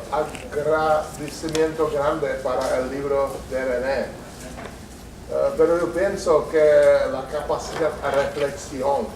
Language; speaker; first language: Spanish; non-native, learner; Czech